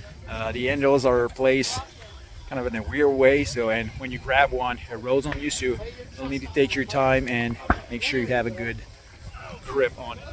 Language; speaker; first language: English; non-native, local second language; French